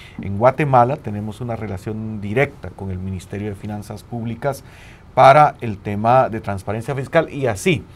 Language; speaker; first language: Spanish; native; Spanish